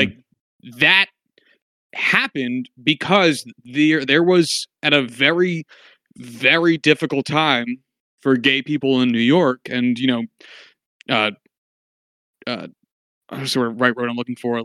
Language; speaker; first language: English; native; English